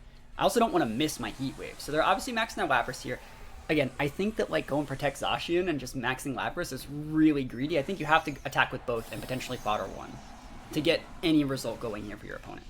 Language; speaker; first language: English; native; English